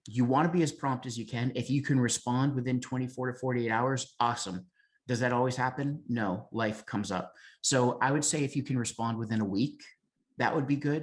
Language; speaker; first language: English; native; English